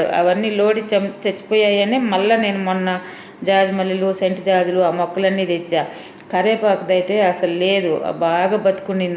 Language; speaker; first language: Telugu; native; Telugu